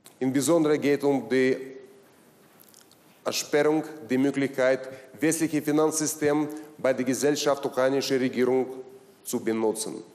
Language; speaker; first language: German; non-native, learner; Russian